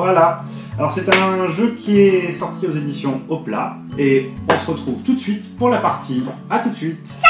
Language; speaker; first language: French; native; French